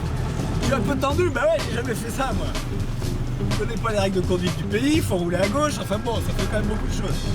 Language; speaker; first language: French; native; French